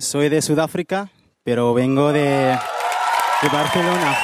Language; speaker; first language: Spanish; non-native, fluent; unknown